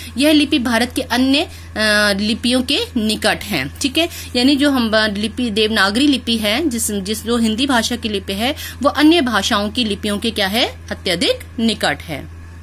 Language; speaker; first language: Hindi; native; Hindi